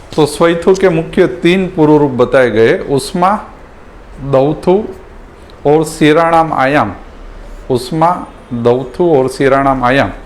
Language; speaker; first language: Hindi; non-native, local second language; Gujarati